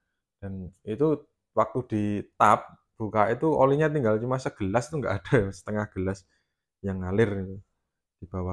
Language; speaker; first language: Indonesian; native; Indonesian